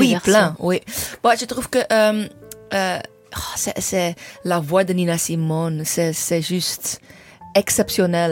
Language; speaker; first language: French; non-native, fluent; English